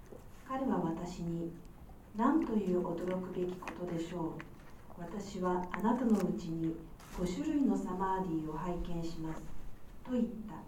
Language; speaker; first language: Japanese; native; Japanese